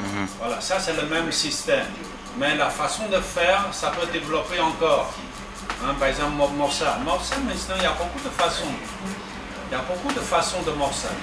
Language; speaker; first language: French; non-native, fluent; Chinese